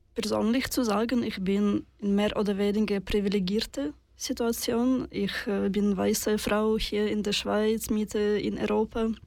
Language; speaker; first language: German; non-native, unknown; Russian